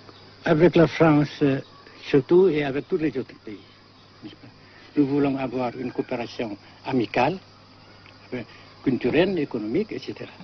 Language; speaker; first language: French; non-native, local second language; Vietnamese